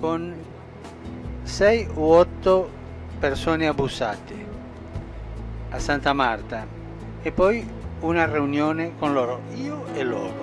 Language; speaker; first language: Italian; non-native, learner; French